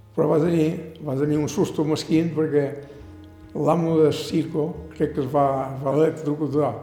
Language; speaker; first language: Catalan; native; Catalan